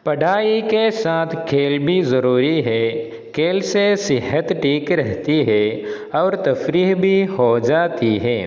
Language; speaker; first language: Hindi; non-native, local second language; Malayalam